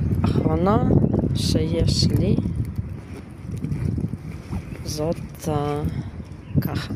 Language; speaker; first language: Hebrew; non-native, learner; Ukrainian